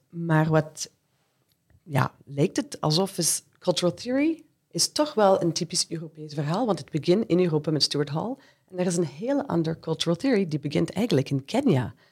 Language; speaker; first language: Dutch; non-native, fluent; English